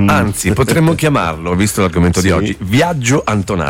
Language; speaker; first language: Italian; native; Italian